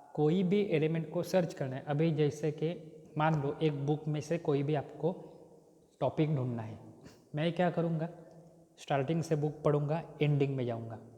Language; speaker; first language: Hindi; non-native, local second language; Marathi